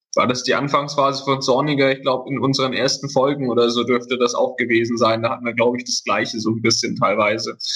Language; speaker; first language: German; native; German